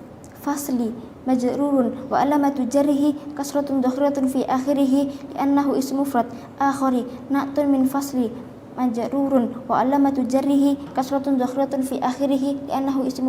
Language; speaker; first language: Arabic; non-native, learner; Indonesian